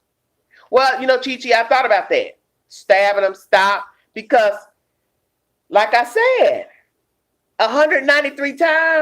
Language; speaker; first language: English; native; English